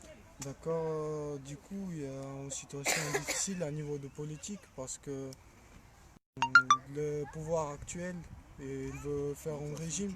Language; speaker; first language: French; non-native, learner; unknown